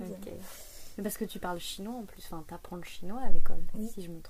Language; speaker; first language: French; native; French